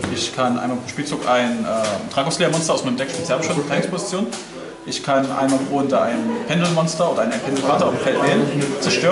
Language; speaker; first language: German; native; German